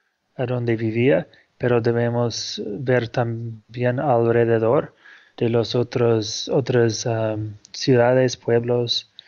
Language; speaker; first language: Spanish; non-native, fluent; English